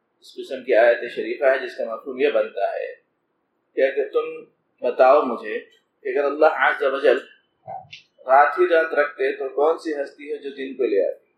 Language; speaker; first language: Urdu; native; Urdu